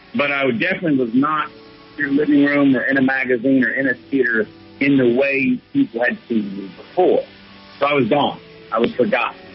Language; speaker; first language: English; native; English